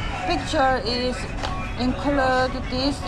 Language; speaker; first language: English; non-native, learner; Korean